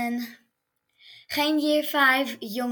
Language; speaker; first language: Dutch; early bilingual, heritage; Dutch